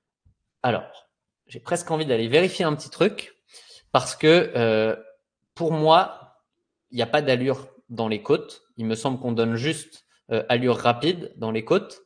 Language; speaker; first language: French; native; French